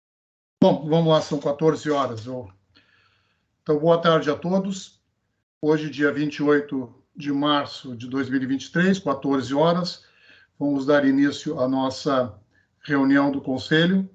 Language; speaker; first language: Portuguese; native; Portuguese